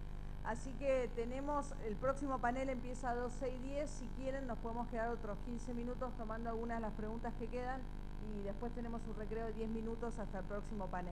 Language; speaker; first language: Spanish; native; Spanish